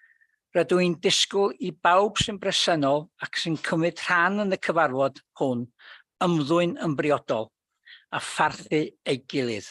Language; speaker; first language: Welsh; native; Welsh